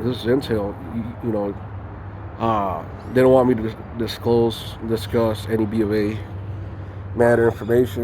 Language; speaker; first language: English; native; English